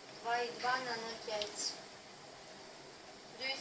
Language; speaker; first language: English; non-native, learner; Russian